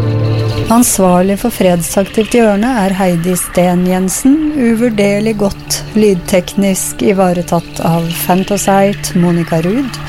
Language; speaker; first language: Norwegian; native; Norwegian